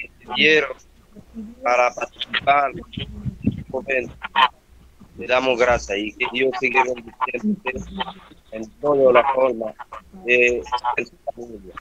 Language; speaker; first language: Spanish; non-native, learner; Haitian Creole